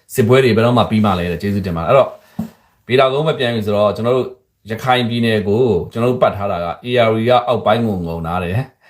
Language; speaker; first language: Burmese; native; Burmese